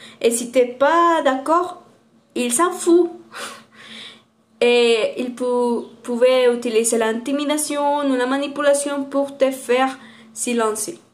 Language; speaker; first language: French; non-native, learner; Spanish